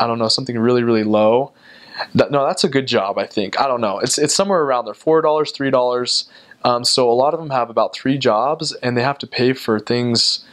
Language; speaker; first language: English; native; English